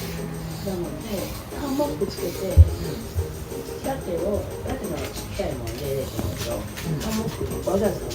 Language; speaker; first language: Japanese; native; Japanese